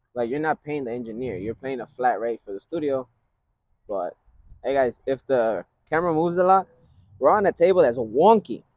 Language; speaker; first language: English; early bilingual, other home language; Spanish